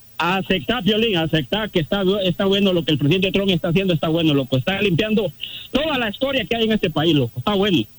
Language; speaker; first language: Spanish; native; Spanish